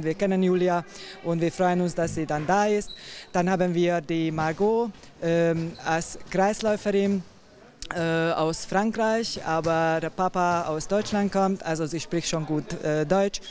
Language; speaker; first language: German; non-native, fluent; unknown